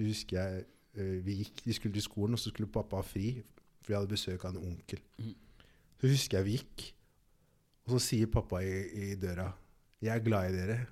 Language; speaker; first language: Norwegian; early bilingual, other home language; Igbo